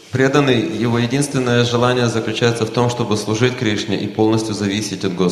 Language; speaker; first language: Russian; native; Russian